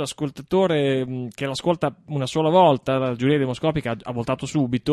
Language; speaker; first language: Italian; native; Italian